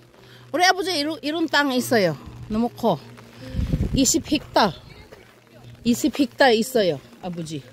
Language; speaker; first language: Korean; non-native, learner; Filipino